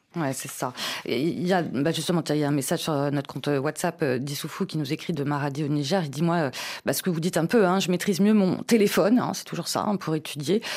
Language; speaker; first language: French; native; French